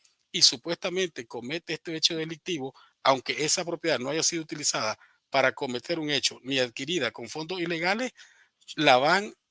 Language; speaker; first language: Spanish; native; Spanish